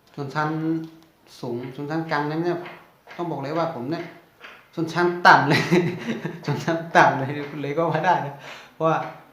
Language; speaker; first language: Thai; non-native, fluent; Shan